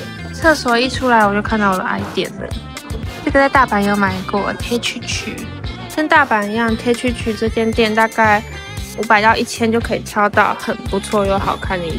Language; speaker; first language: Chinese; native; Chinese